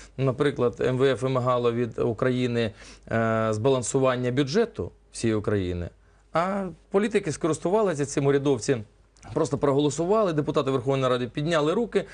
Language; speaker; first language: Ukrainian; non-native, local second language; Russian